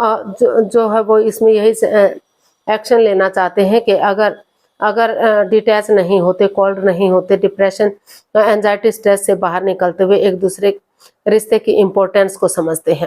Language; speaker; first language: Hindi; native; Hindi